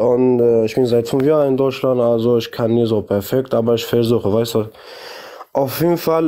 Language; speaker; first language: German; non-native, learner; Kurdish